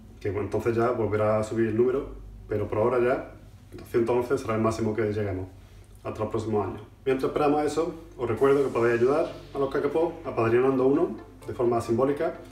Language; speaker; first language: Spanish; native; Spanish